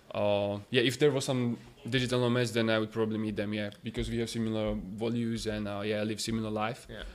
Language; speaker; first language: English; non-native, fluent; Slovak